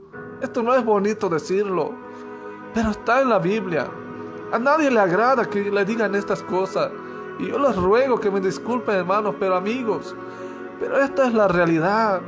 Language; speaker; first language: Spanish; native; Spanish